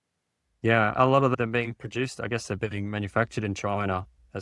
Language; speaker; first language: English; native; English